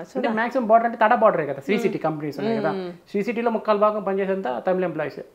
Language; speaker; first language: Telugu; native; Telugu